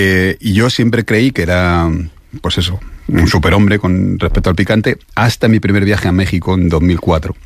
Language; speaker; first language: Spanish; native; Spanish